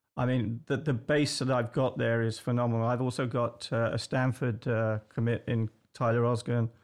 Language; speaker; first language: English; native; English